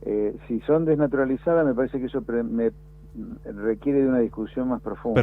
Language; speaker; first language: Spanish; native; Spanish